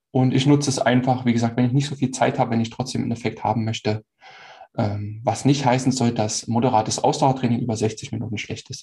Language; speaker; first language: German; native; German